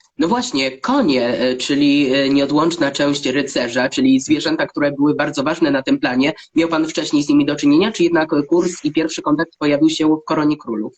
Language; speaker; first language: Polish; native; Polish